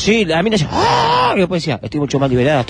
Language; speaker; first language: Spanish; native; Spanish